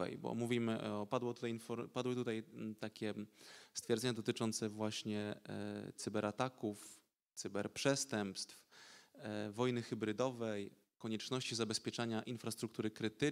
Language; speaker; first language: Polish; native; Polish